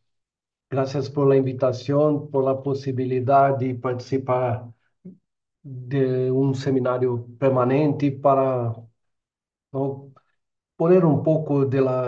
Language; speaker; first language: Spanish; non-native, fluent; Portuguese